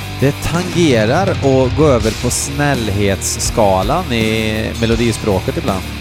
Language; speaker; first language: Swedish; native; Swedish